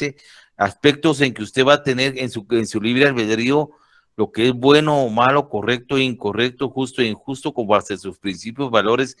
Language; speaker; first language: Spanish; native; Spanish